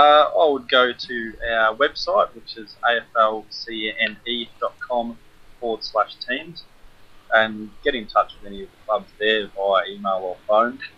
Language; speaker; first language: English; native; English